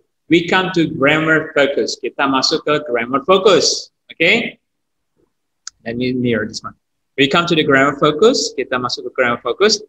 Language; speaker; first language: English; non-native, fluent; Indonesian